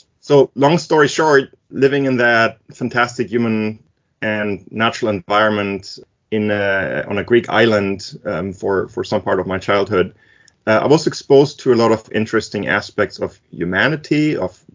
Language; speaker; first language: English; non-native, fluent; German